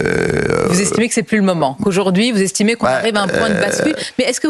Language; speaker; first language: French; native; French